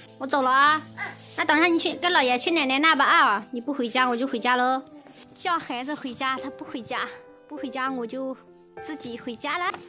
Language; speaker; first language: Chinese; non-native, fluent; Vietnamese